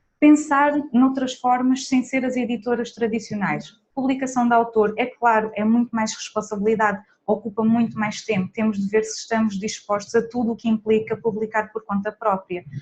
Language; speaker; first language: Portuguese; native; Portuguese